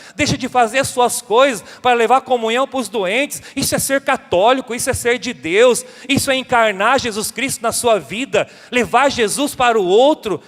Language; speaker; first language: Portuguese; native; Portuguese